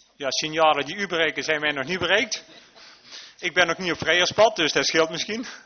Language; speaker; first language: Dutch; native; Dutch